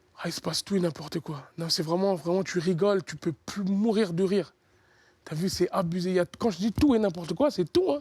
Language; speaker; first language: French; early bilingual, other home language; Lingala